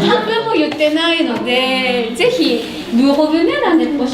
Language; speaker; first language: French; non-native, fluent; Japanese